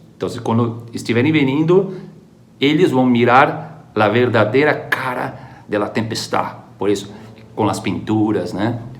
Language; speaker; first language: Spanish; non-native, fluent; Portuguese